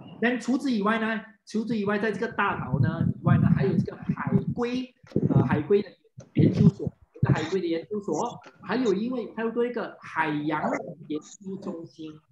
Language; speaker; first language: Chinese; non-native, local second language; English